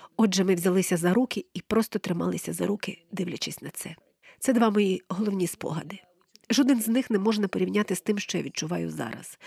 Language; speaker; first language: Ukrainian; non-native, fluent; English